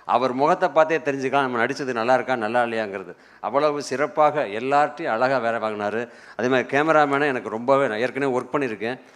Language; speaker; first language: Tamil; native; Tamil